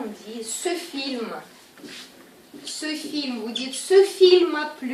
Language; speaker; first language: French; non-native, fluent; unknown